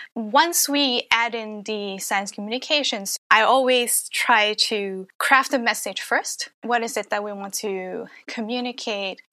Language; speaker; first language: English; non-native, local second language; Cantonese